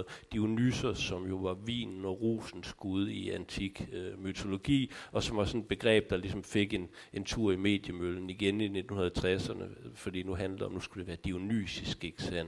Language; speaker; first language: Danish; native; Danish